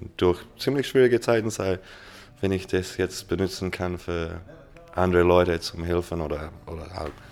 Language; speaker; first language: German; non-native, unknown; English